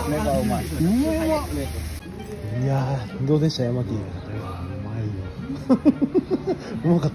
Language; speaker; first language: Japanese; native; Japanese